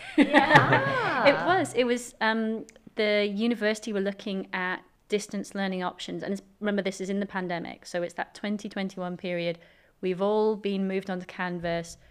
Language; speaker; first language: English; native; English